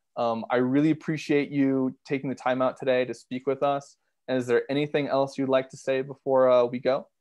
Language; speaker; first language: English; native; English